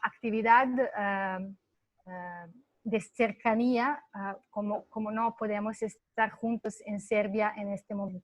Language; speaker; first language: Spanish; non-native, fluent; Serbian